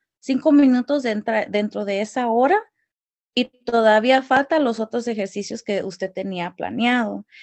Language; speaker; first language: Spanish; early bilingual, heritage; Spanish